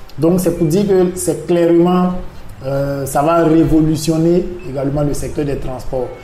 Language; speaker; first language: French; non-native, local second language; Mossi